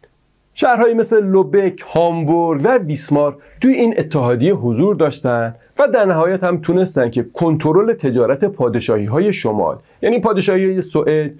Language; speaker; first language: Persian; native; Persian